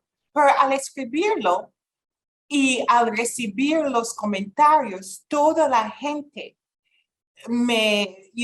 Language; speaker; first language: Spanish; non-native, fluent; English